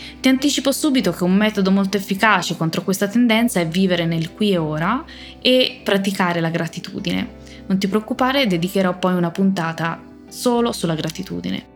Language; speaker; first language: Italian; native; Italian